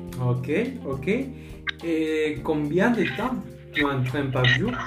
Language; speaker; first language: French; non-native, learner; Spanish